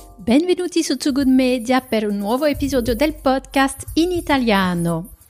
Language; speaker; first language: Italian; non-native, fluent; French